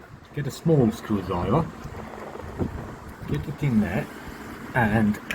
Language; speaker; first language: English; non-native, fluent; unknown